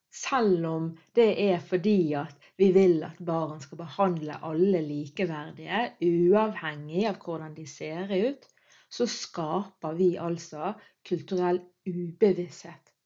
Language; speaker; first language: Norwegian; early bilingual, other home language; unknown